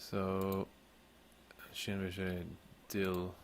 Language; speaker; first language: Irish; non-native, local second language; English